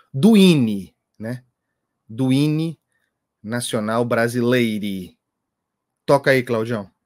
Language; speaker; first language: Portuguese; native; Portuguese